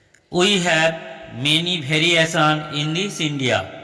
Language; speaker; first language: English; non-native, local second language; Bangla